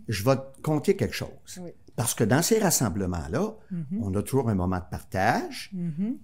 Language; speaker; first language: French; native; French